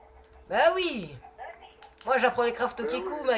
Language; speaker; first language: French; native; French